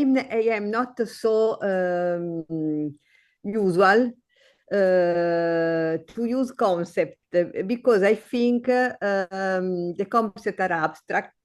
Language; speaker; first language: English; non-native, learner; Italian